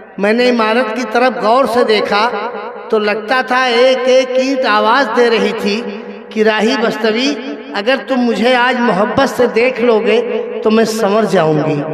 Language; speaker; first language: Hindi; native; Hindi